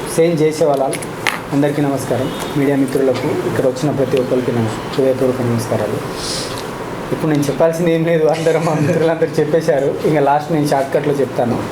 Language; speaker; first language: Telugu; non-native, local second language; Lambadi